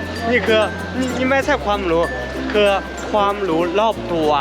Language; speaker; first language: Thai; non-native, learner; Chinese